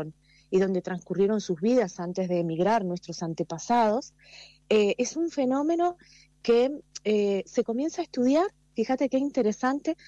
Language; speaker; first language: Spanish; native; Spanish